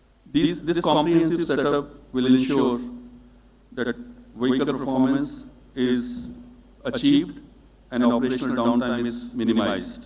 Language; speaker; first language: English; non-native, local second language; Hindi